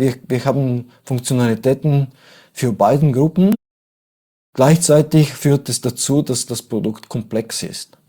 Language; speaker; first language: German; non-native, fluent; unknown